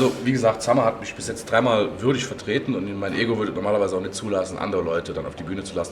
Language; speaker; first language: German; native; German